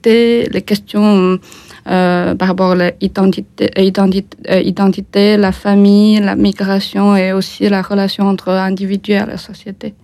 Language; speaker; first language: French; non-native, fluent; Chinese